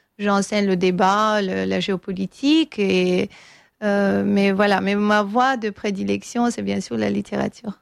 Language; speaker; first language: French; non-native, fluent; Armenian